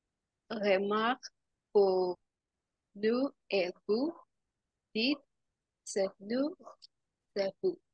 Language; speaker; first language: French; non-native, learner; Spanish